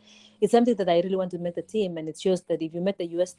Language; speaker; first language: English; non-native, local second language; Kalenjin